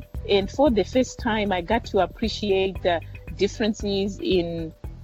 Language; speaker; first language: English; non-native, local second language; Shona